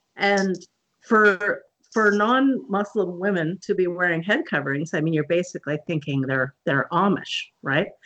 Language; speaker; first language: English; native; English